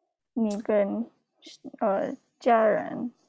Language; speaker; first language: Chinese; non-native, learner; English